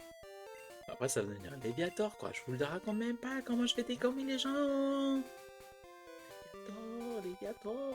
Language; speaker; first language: French; native; French